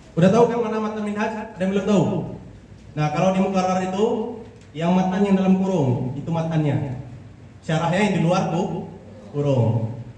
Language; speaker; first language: Indonesian; non-native, local second language; Achinese